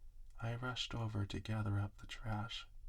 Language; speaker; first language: English; native; English